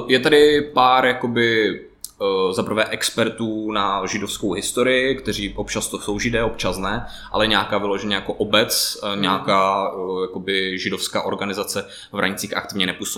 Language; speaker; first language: Czech; native; Czech